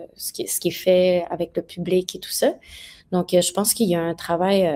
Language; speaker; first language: French; native; French